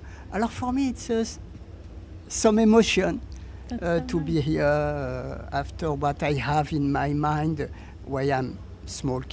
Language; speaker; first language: English; non-native, learner; French